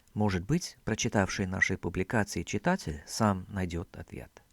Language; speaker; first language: Russian; non-native, fluent; English